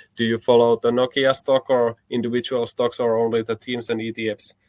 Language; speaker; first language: English; non-native, fluent; Finnish